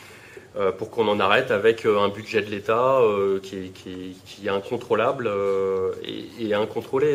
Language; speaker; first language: French; native; French